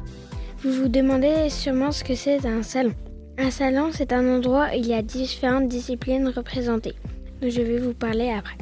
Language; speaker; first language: French; native; French